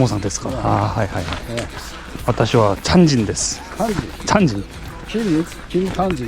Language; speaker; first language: Japanese; non-native, learner; Korean